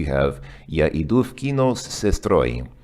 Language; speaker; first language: Russian; non-native, learner; English